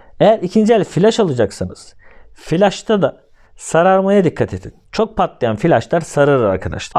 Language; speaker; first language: Turkish; native; Turkish